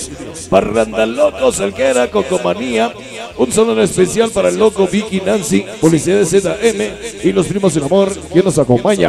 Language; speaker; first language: Spanish; native; Spanish